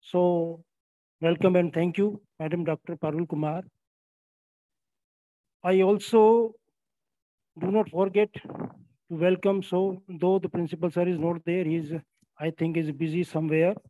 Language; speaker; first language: English; non-native, local second language; Hindi